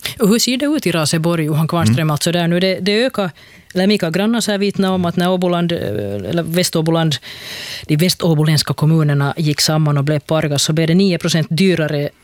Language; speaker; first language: Swedish; native; Swedish